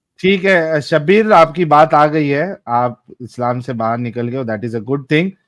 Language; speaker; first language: Hindi; native; Hindi